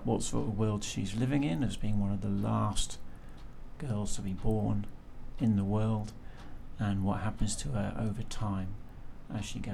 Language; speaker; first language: English; native; English